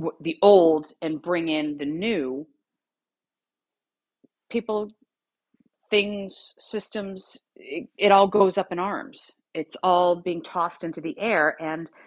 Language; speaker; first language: English; native; English